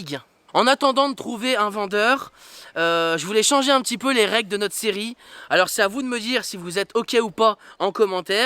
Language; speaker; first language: French; native; French